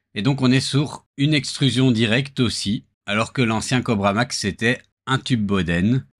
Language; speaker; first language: French; native; French